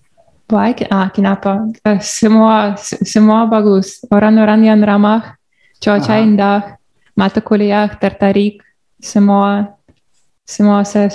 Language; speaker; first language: Indonesian; non-native, learner; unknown